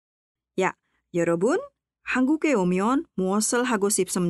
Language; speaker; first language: Korean; non-native, fluent; Indonesian